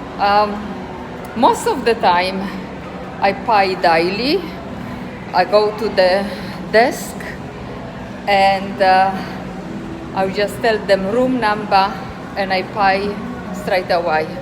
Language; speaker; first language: English; non-native, learner; Polish